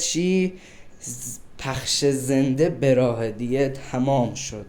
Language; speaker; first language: Persian; native; Persian